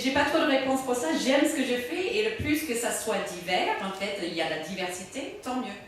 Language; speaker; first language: French; native; French